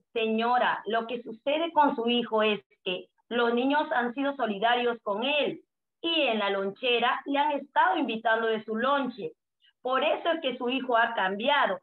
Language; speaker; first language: Spanish; native; Spanish